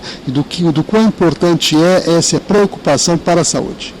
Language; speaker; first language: Portuguese; native; Portuguese